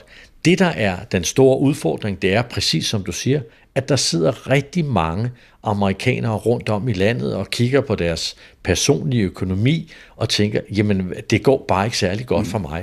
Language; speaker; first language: Danish; native; Danish